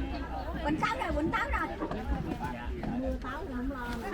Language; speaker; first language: Vietnamese; native; Vietnamese